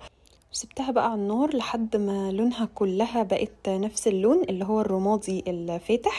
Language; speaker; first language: Arabic; native; Arabic